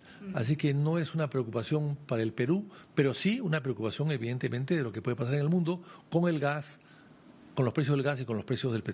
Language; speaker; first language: Spanish; native; Spanish